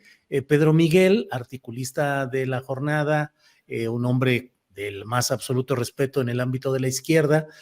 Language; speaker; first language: Spanish; native; Spanish